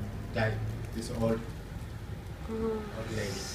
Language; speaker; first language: English; non-native, learner; Sinhala